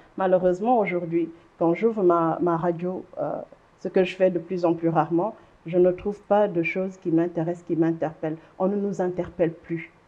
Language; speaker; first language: French; non-native, local second language; Wolof